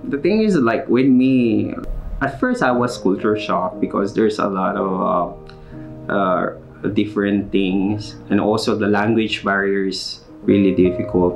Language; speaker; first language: English; non-native, local second language; Filipino